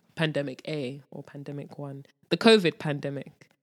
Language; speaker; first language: English; native; English